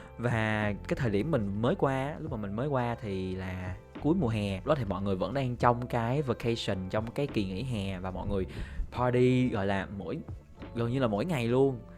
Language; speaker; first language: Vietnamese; native; Vietnamese